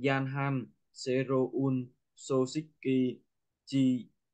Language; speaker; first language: Korean; non-native, learner; Vietnamese